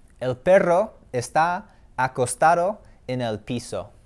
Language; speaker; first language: Spanish; non-native, fluent; English